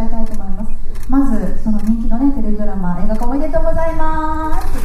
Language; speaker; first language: Japanese; native; Japanese